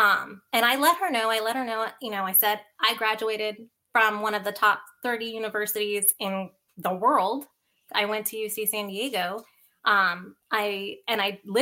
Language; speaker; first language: English; early bilingual, other home language; Sinhala